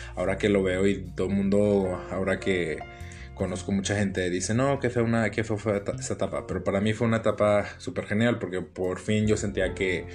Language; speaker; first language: Spanish; early bilingual, heritage; Spanish